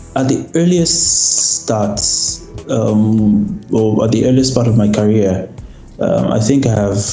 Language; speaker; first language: English; non-native, local second language; Yoruba